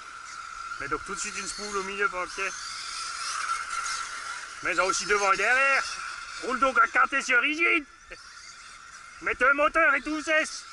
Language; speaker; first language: French; native; French